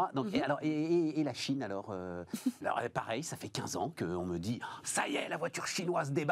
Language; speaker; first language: French; native; French